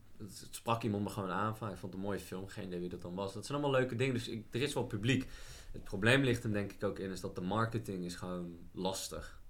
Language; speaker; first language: Dutch; native; Dutch